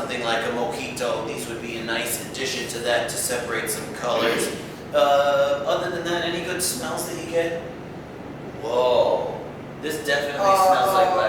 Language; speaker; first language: English; native; English